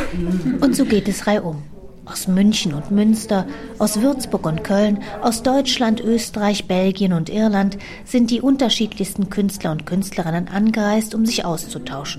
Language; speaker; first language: German; native; German